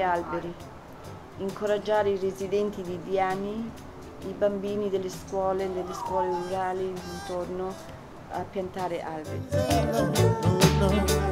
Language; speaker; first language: Italian; early bilingual, heritage; Italian